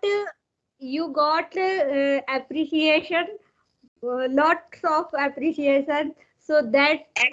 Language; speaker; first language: English; non-native, learner; Hindi